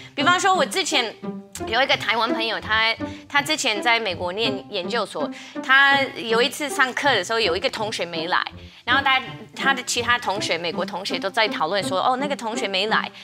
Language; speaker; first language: Chinese; non-native, fluent; English